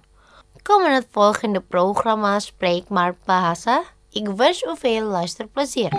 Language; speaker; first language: Dutch; non-native, fluent; Indonesian